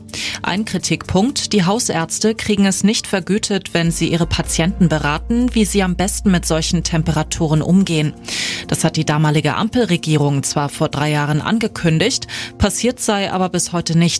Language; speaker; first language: German; native; German